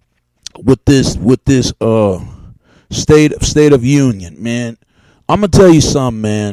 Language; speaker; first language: English; native; English